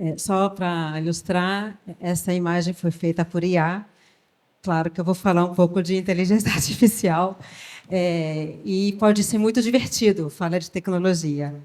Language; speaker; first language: Portuguese; early bilingual, other home language; French